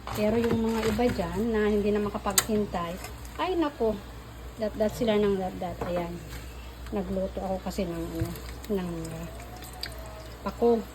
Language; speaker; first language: Filipino; non-native, local second language; Iloko